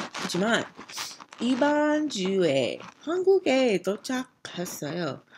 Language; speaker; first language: Korean; non-native, learner; English